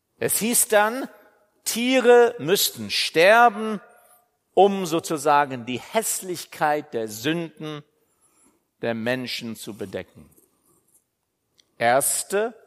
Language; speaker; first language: German; non-native, fluent; English